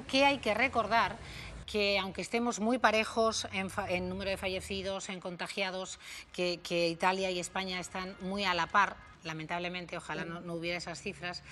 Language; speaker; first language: Spanish; native; Spanish